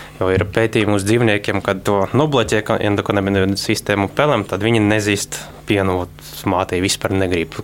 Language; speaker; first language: Latvian; non-native, local second language; Russian